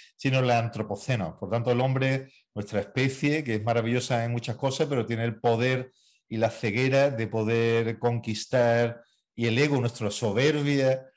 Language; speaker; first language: Spanish; native; Spanish